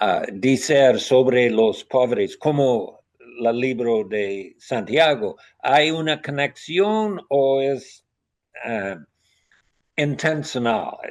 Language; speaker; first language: Spanish; non-native, learner; English